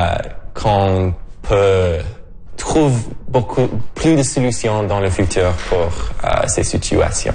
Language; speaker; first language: French; non-native, local second language; English